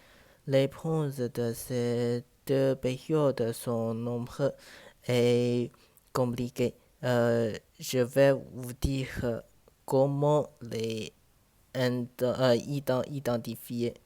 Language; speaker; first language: French; non-native, learner; Chinese